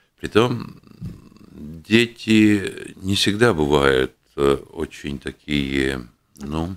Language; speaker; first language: Russian; non-native, local second language; Latvian